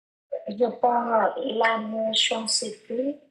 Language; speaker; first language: French; non-native, learner; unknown